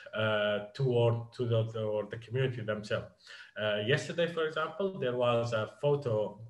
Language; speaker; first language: English; non-native, fluent; Arabic